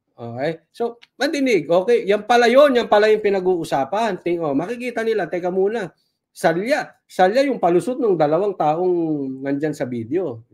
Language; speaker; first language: Filipino; native; Filipino